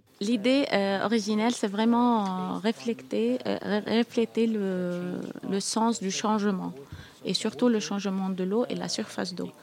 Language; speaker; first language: French; non-native, fluent; Arabic